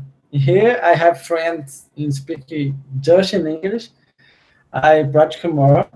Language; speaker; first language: English; non-native, learner; Portuguese